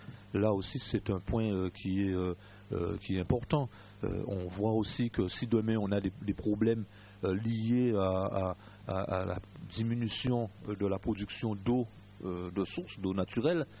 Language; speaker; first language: French; native; French